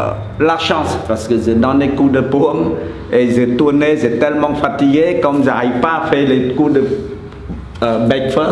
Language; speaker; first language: French; non-native, fluent; Khmer